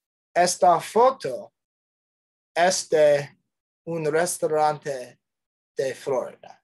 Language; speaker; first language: Spanish; non-native, learner; English